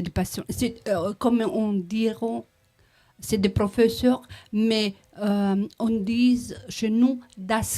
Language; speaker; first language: French; non-native, learner; Romanian